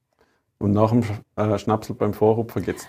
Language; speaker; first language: German; native; German